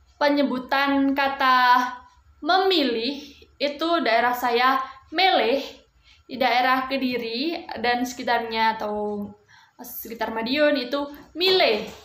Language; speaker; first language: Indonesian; non-native, local second language; Javanese